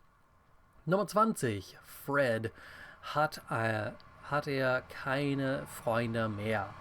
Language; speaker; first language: German; non-native, fluent; English